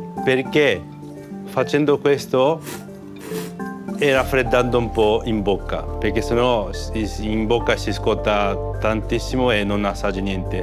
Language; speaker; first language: Italian; non-native, learner; Japanese